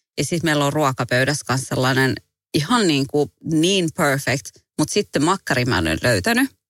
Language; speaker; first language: Finnish; early bilingual, heritage; Finnish